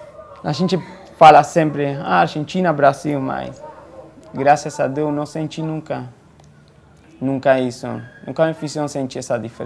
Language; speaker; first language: Portuguese; non-native, fluent; Spanish